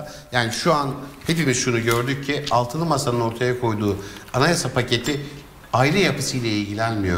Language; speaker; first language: Turkish; native; Turkish